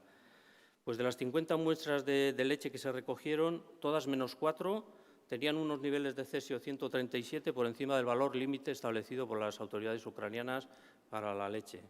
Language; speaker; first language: Spanish; native; Spanish